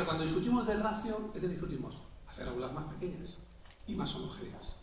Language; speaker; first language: Spanish; native; Spanish